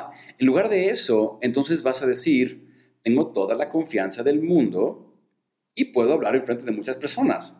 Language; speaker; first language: Spanish; native; Spanish